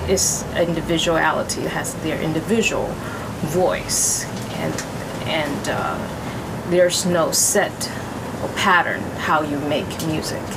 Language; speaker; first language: English; non-native, fluent; Chinese